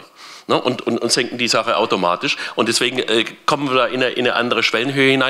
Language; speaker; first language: German; native; German